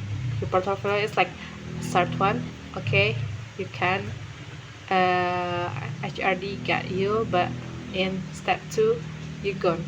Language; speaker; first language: English; non-native, learner; Indonesian